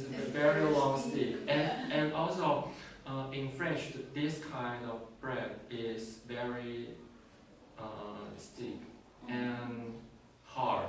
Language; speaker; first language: English; non-native, learner; Chinese